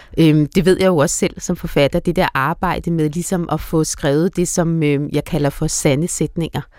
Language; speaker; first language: Danish; native; Danish